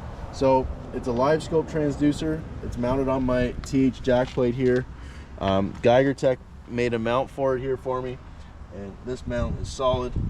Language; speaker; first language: English; native; English